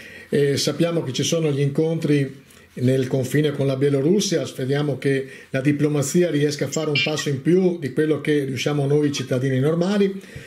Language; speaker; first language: Italian; native; Italian